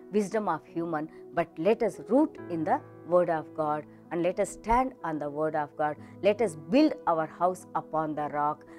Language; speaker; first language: English; non-native, local second language; Telugu